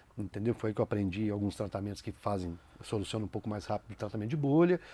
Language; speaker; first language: Portuguese; native; Portuguese